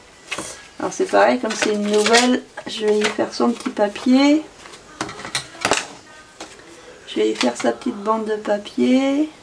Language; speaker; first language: French; native; French